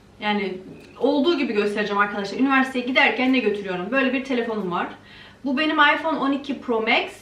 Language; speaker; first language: Turkish; early bilingual, heritage; Turkish